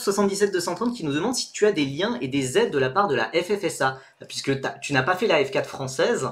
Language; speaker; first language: French; native; French